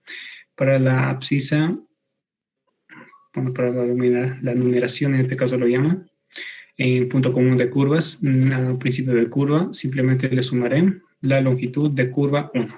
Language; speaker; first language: Spanish; native; Spanish